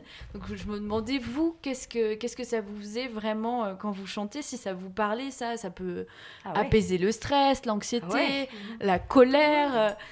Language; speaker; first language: French; native; French